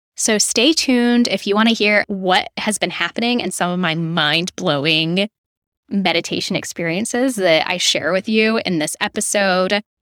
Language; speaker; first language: English; native; English